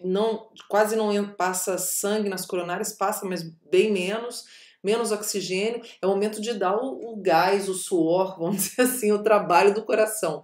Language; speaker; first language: Portuguese; native; Portuguese